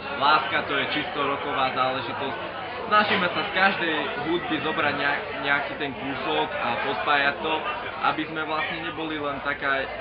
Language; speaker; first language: Slovak; native; Slovak